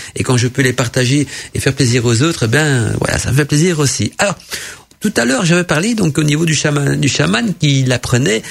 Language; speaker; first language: French; non-native, fluent; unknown